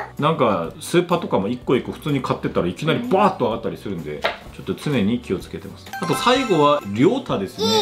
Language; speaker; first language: Japanese; non-native, fluent; Korean